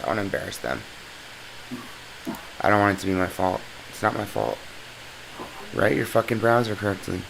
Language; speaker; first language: English; native; English